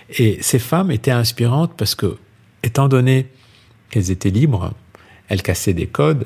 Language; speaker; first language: French; non-native, local second language; Arabic